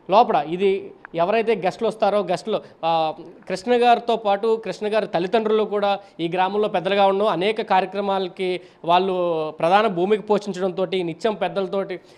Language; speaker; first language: Telugu; native; Telugu